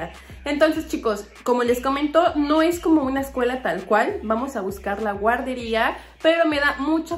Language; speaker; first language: Spanish; native; Spanish